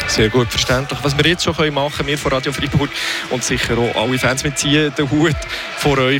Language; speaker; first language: German; native; German